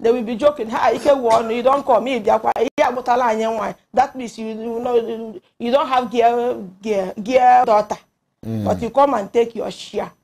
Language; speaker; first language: English; non-native, local second language; Igbo